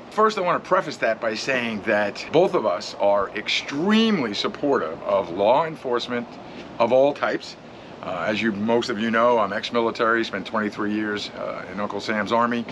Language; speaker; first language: English; native; English